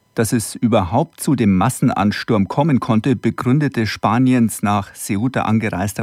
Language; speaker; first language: German; native; German